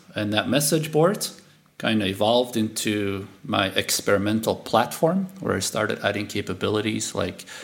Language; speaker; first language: English; non-native, fluent; Dutch